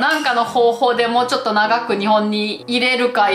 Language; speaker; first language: Japanese; non-native, fluent; German